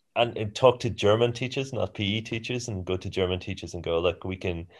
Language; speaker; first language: English; native; English